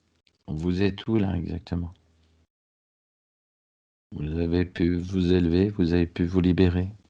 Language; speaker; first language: French; native; French